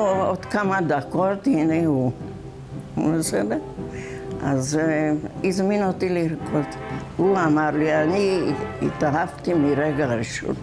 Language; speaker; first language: Hebrew; non-native, fluent; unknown